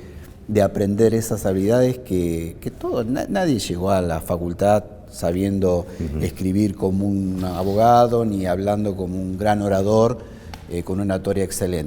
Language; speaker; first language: Spanish; native; Spanish